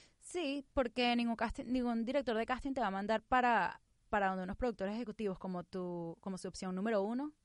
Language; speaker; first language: Spanish; native; Spanish